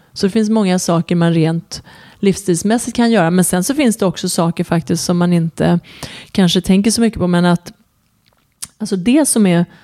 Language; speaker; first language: Swedish; early bilingual, other home language; Persian